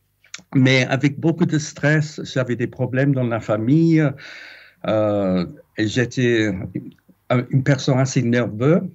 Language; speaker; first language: French; non-native, fluent; English